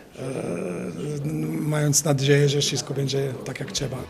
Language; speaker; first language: Polish; non-native, fluent; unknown